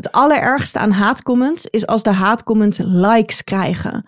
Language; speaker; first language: Dutch; native; Dutch